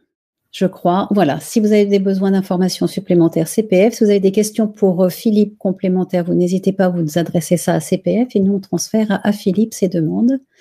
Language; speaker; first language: French; native; French